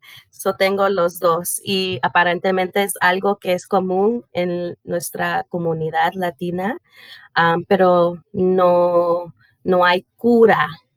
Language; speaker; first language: Spanish; early bilingual, heritage; Spanish